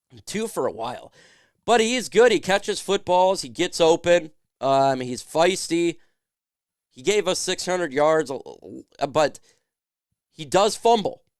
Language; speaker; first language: English; native; English